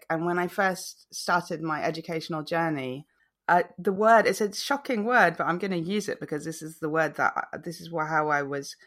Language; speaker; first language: English; native; English